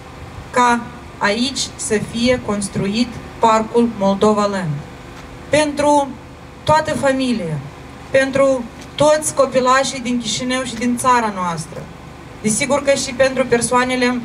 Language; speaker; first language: Romanian; non-native, local second language; Russian